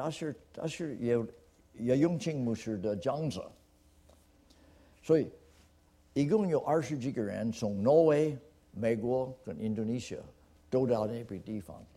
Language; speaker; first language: Chinese; non-native, fluent; English